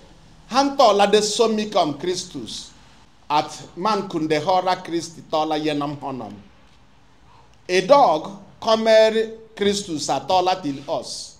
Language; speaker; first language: Swedish; non-native, fluent; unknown